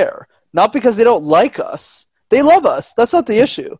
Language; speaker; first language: English; native; English